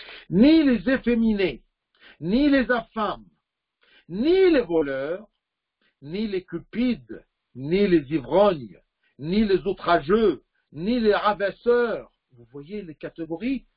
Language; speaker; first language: French; non-native, fluent; Arabic